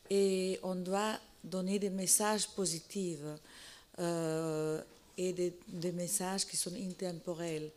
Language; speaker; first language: French; non-native, fluent; Italian